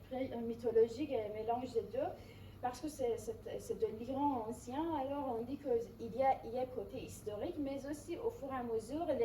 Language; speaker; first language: French; non-native, fluent; Persian